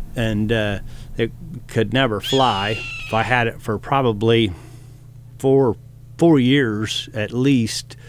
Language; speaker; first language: English; native; English